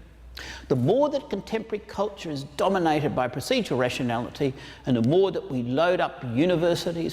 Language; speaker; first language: English; native; English